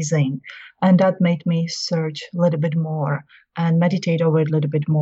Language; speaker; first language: English; non-native, fluent; Czech